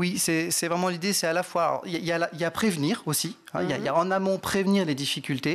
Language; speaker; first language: French; native; French